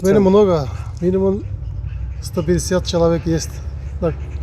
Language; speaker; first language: Russian; non-native, learner; Turkmen